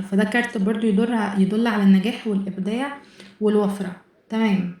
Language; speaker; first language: Arabic; native; Arabic